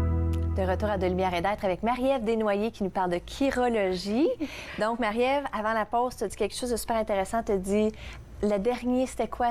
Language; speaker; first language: French; native; French